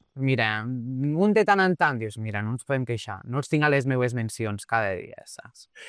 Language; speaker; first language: Catalan; early bilingual, other home language; Portuguese